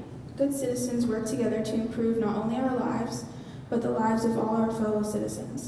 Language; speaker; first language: English; native; English